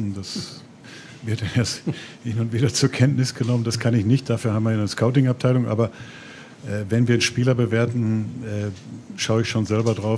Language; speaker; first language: German; native; German